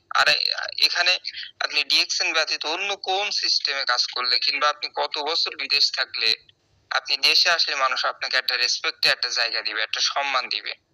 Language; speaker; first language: Bangla; native; Bangla